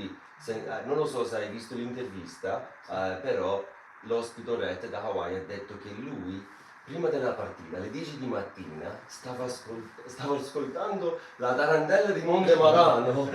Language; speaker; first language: Italian; non-native, fluent; English